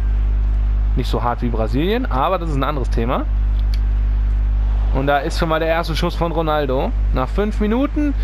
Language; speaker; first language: German; native; German